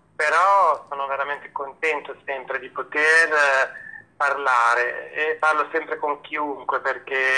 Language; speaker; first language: Italian; native; Italian